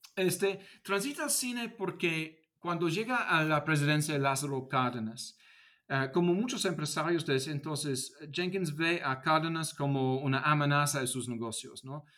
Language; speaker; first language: Spanish; non-native, fluent; English